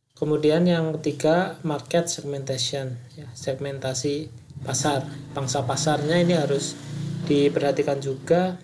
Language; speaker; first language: Indonesian; native; Indonesian